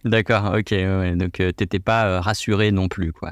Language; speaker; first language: French; native; French